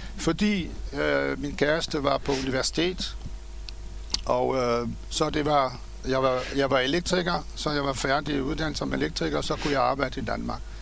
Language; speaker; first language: Danish; non-native, fluent; French